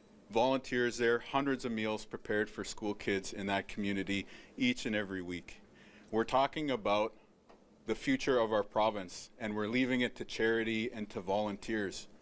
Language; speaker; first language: English; native; English